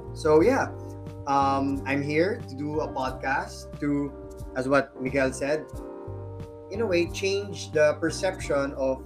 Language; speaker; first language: English; non-native, local second language; Filipino